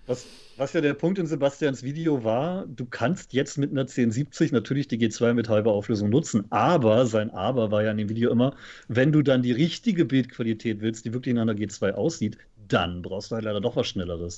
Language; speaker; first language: German; native; German